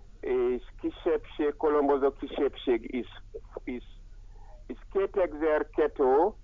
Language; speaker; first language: Hungarian; non-native, learner; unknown